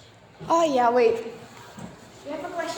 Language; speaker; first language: English; non-native, fluent; Indonesian